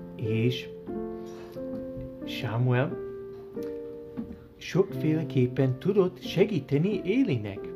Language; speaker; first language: Hungarian; early bilingual, heritage; Hungarian